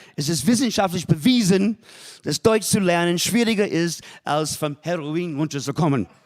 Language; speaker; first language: German; non-native, fluent; English